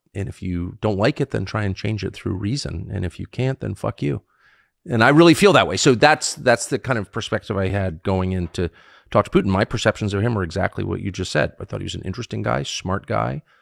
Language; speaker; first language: English; native; English